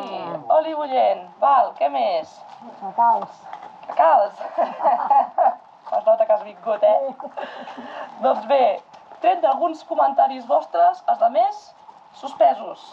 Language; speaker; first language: Catalan; native; Catalan